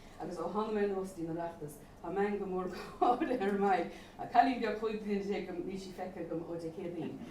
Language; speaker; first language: Irish; native; Irish